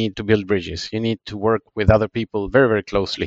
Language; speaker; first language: English; non-native, fluent; Spanish